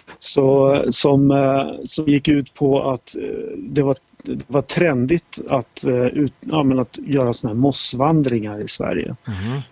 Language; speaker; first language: Swedish; native; Swedish